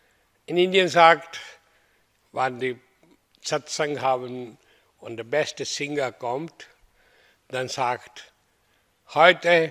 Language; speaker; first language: German; non-native, fluent; Hindi